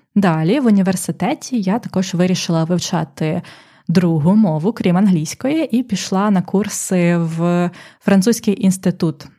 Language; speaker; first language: Ukrainian; native; Ukrainian